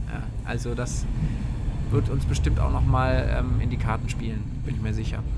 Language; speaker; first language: German; native; German